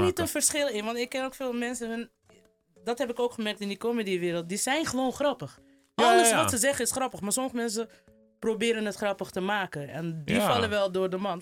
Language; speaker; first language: Dutch; native; Dutch